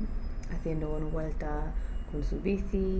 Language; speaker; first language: Spanish; non-native, learner; English